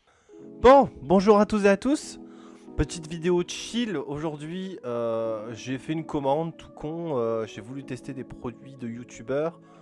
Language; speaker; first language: French; native; French